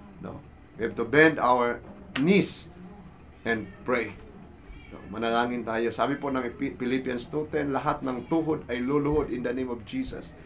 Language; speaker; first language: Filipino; non-native, local second language; Cebuano